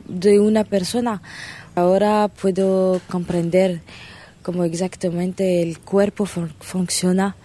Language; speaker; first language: Spanish; non-native, learner; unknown